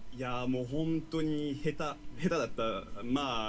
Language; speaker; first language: Japanese; non-native, learner; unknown